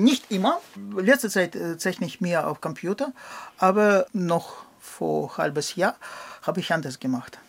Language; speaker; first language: German; non-native, fluent; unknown